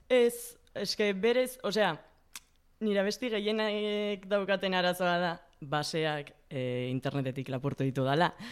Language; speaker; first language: Basque; non-native, local second language; Spanish